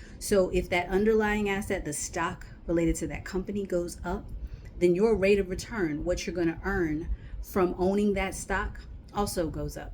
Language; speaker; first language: English; native; English